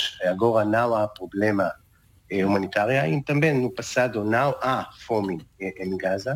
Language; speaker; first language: Portuguese; non-native, learner; Hebrew